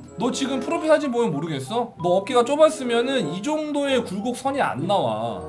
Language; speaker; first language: Korean; native; Korean